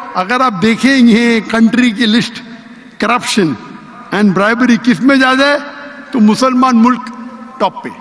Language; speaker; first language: Urdu; non-native, local second language; Konkani